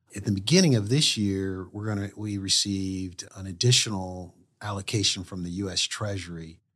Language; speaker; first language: English; native; English